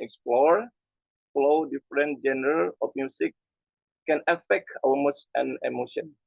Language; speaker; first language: English; non-native, learner; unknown